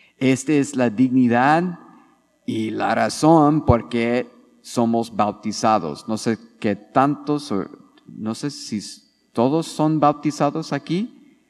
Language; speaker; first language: Spanish; non-native, fluent; English